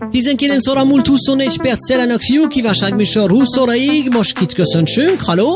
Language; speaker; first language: Hungarian; native; Hungarian